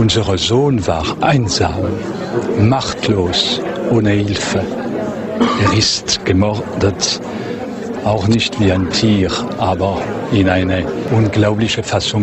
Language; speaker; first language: German; non-native, learner; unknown